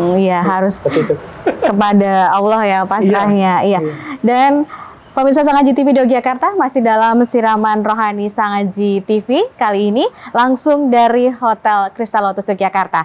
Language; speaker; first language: Indonesian; native; Indonesian